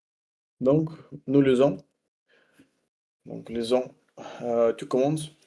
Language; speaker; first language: French; non-native, learner; Russian